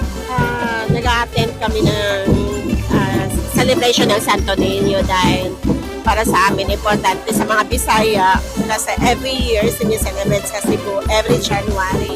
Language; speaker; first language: Filipino; non-native, local second language; Cebuano